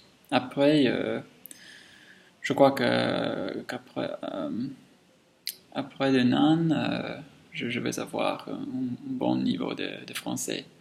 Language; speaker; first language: French; non-native, learner; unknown